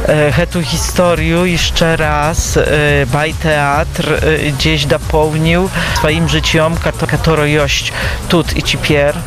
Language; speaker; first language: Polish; non-native, local second language; Belarusian